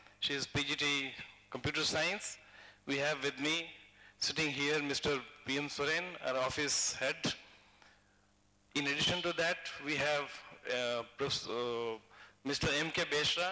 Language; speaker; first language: English; non-native, local second language; Hindi